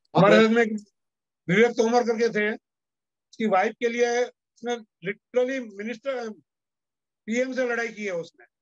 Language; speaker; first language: Hindi; non-native, local second language; Gujarati